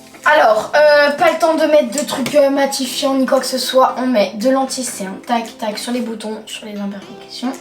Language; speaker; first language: French; native; French